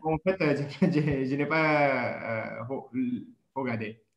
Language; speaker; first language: French; non-native, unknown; Japanese